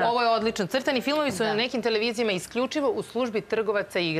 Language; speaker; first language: Serbian; native; Serbian